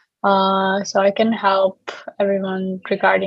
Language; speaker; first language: English; non-native, fluent; Uzbek